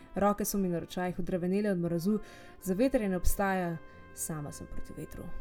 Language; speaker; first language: Slovenian; native; Slovenian